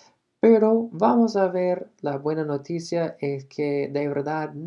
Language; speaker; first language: Spanish; non-native, fluent; English